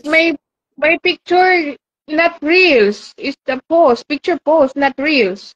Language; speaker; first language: English; non-native, learner; Bangla